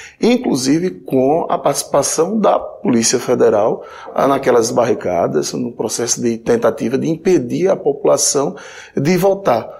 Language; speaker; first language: Portuguese; native; Portuguese